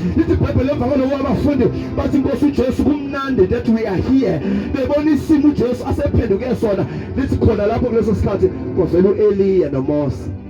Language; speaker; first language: Zulu; non-native, local second language; Xhosa